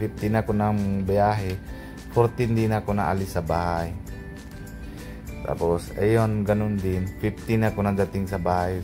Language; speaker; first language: Filipino; non-native, learner; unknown